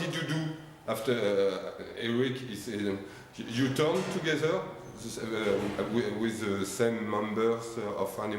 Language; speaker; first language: English; non-native, learner; French